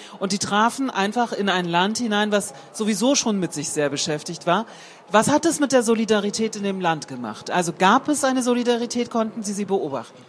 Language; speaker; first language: German; native; German